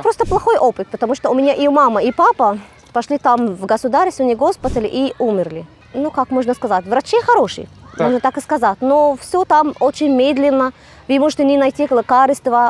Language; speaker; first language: Russian; non-native, fluent; Arabic